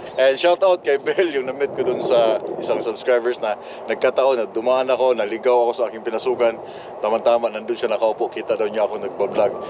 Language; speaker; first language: Filipino; non-native, local second language; Cebuano